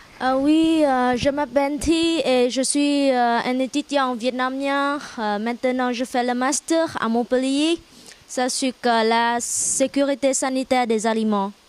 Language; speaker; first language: French; non-native, learner; Vietnamese